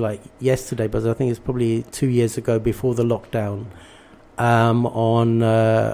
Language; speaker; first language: English; early bilingual, other home language; Bangla